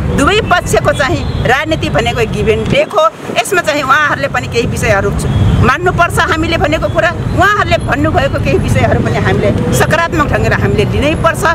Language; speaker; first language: Nepali; non-native, local second language; Rana Tharu